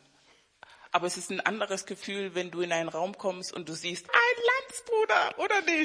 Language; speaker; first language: German; non-native, fluent; Spanish